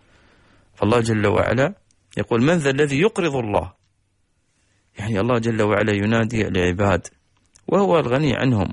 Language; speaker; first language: Arabic; native; Arabic